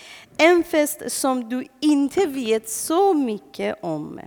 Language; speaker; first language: Swedish; non-native, fluent; Persian